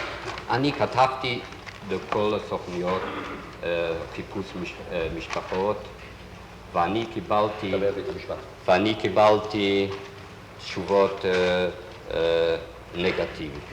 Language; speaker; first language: Hebrew; non-native, learner; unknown